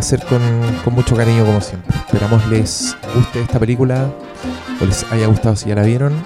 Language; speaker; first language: Spanish; native; Spanish